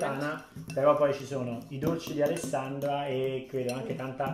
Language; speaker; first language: Italian; native; Italian